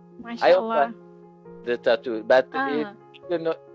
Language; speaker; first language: English; non-native, learner; Italian